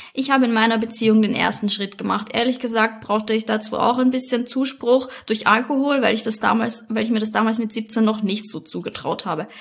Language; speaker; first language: German; native; German